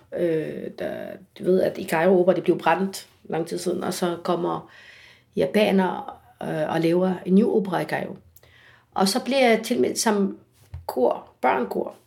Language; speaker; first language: Danish; non-native, fluent; Arabic